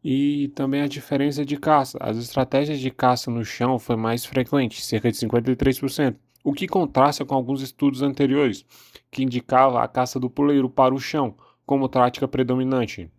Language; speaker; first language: Portuguese; native; Portuguese